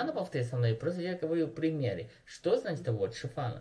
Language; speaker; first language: Russian; non-native, learner; Chinese